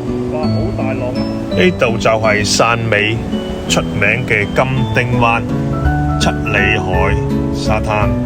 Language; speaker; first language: Chinese; native; Chinese